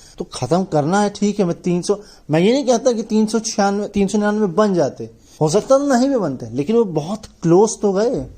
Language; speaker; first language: Hindi; native; Hindi